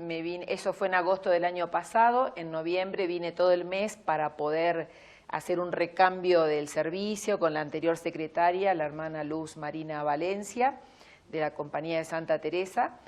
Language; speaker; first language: Spanish; native; Spanish